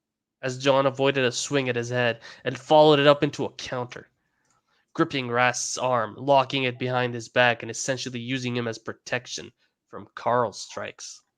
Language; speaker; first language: English; native; English